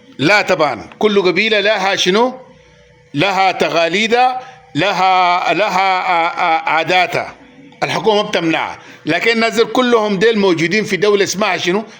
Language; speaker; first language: Arabic; native; Arabic